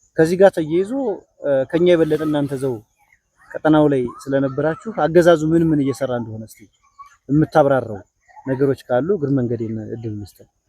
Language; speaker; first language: Amharic; native; Amharic